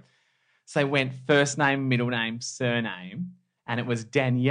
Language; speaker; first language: English; native; English